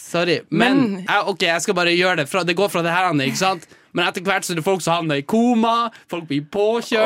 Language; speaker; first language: Norwegian; native; Norwegian